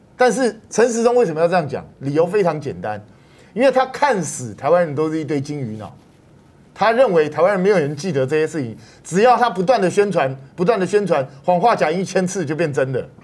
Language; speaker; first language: Chinese; native; Chinese